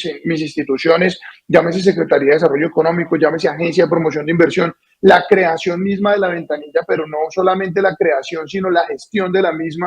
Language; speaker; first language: Spanish; native; Spanish